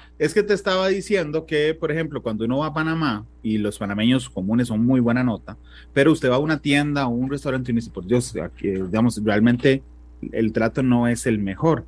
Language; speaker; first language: Spanish; native; Spanish